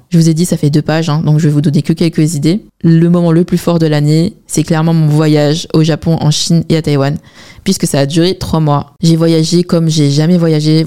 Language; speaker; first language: French; early bilingual, other home language; Chinese